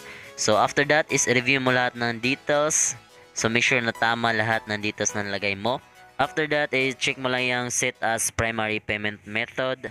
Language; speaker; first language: Filipino; native; Filipino